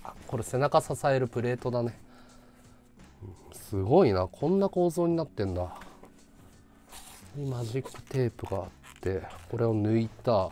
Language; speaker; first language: Japanese; native; Japanese